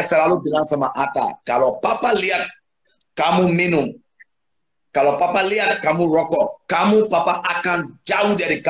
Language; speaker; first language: Indonesian; non-native, fluent; English